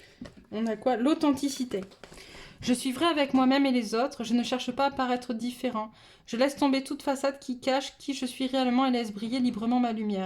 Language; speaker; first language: French; native; French